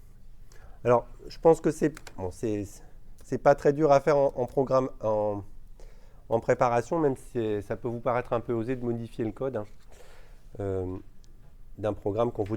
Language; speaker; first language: French; native; French